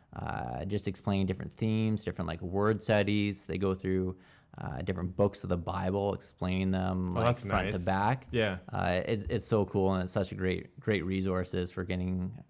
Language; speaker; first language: English; native; English